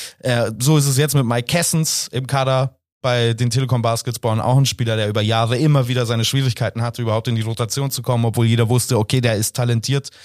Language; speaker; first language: German; native; German